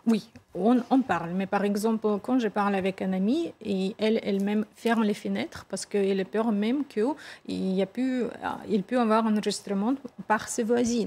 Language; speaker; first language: French; non-native, fluent; Russian